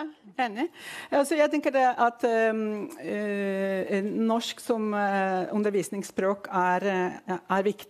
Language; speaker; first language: Norwegian; non-native, fluent; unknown